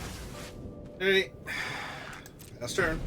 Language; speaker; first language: English; native; English